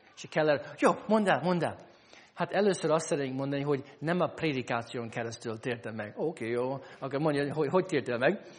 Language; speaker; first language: Hungarian; non-native, fluent; English